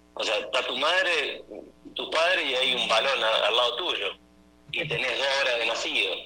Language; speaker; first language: Spanish; native; Spanish